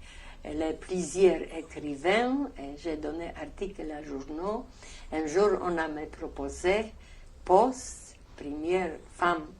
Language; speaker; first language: French; non-native, learner; Polish